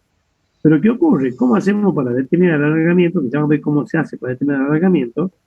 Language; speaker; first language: Spanish; native; Spanish